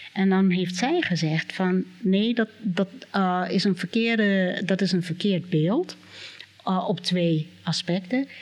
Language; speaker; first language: Dutch; non-native, fluent; English